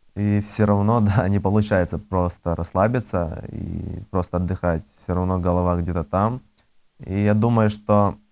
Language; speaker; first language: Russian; early bilingual, other home language; Azerbaijani